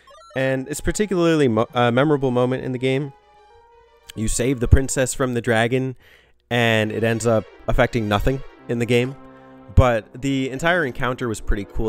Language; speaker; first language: English; native; English